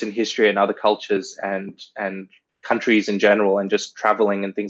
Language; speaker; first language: English; native; English